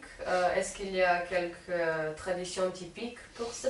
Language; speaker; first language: French; non-native, learner; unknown